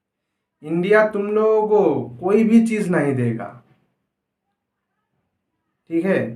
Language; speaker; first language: Hindi; non-native, local second language; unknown